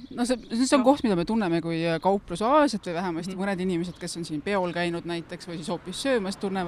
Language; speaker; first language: Estonian; native; Estonian